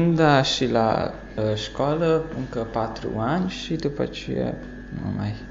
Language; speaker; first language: Romanian; early bilingual, heritage; Romanian